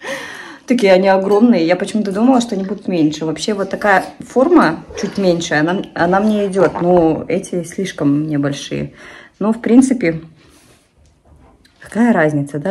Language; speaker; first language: Russian; native; Russian